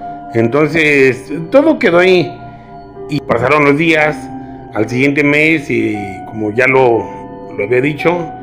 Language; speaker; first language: Spanish; native; Spanish